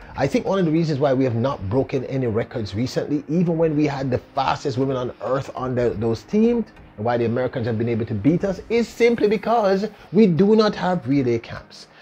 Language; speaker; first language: English; native; English